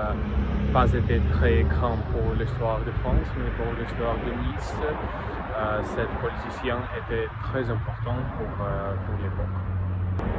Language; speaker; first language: French; non-native, learner; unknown